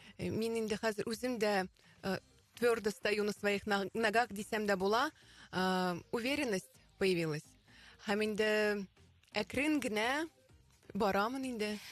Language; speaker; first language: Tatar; non-native, local second language; Russian